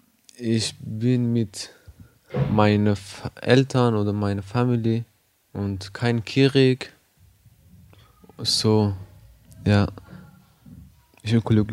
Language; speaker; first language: German; non-native, learner; Persian